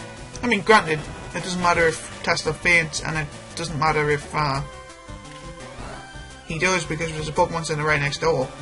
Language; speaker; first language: English; native; English